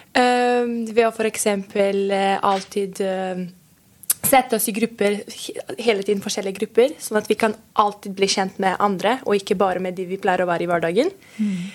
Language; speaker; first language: Norwegian; non-native, fluent; Serbian